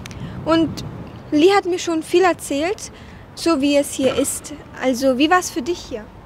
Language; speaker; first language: German; native; German